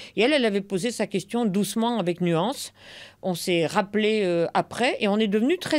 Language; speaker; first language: French; native; French